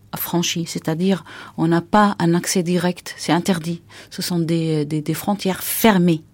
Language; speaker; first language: French; non-native, fluent; Arabic